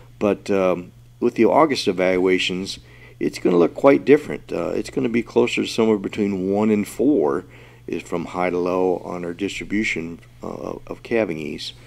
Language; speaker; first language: English; native; English